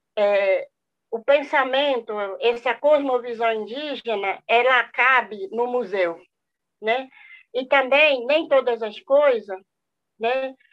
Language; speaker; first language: Portuguese; non-native, local second language; Guarani